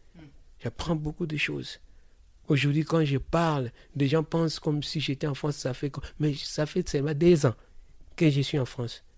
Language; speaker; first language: French; non-native, local second language; Lingala